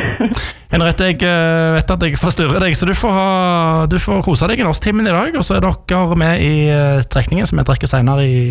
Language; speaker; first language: Norwegian; native; Norwegian